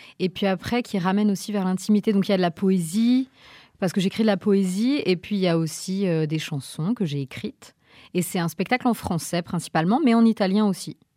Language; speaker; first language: French; native; French